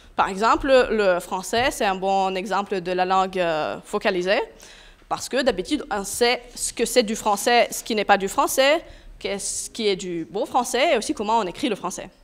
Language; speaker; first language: French; non-native, fluent; Russian